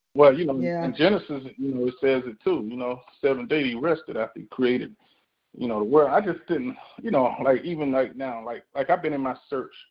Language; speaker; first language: English; native; English